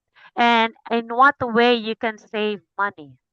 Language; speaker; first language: English; non-native, fluent; Cebuano